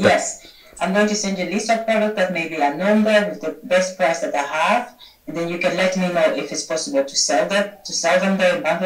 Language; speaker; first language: English; non-native, fluent; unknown